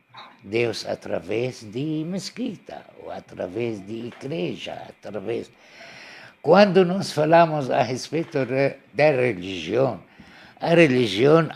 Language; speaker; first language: Portuguese; non-native, learner; Arabic